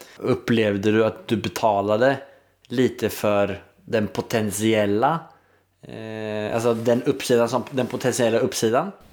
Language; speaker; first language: Swedish; native; Swedish